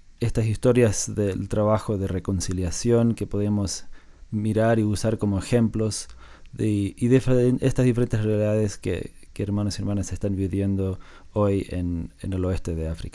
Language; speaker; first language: Spanish; non-native, fluent; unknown